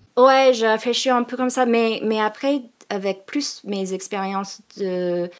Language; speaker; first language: French; non-native, learner; English